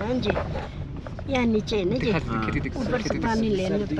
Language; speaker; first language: Hindi; non-native, local second language; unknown